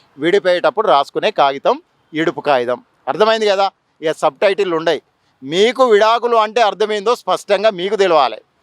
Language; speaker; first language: Telugu; native; Telugu